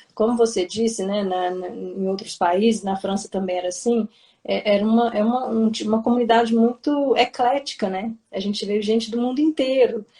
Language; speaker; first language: Portuguese; native; Portuguese